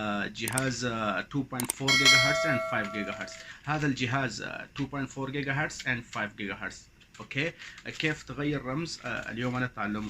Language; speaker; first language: Arabic; non-native, learner; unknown